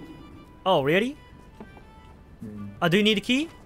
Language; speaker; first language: English; non-native, learner; Japanese